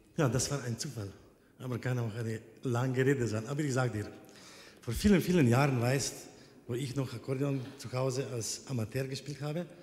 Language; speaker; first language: German; non-native, fluent; Slovenian